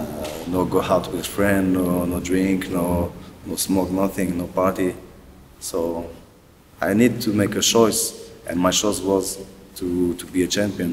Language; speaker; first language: English; non-native, learner; French